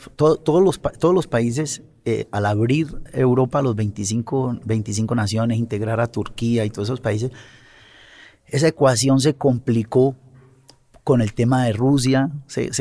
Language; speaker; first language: Spanish; native; Spanish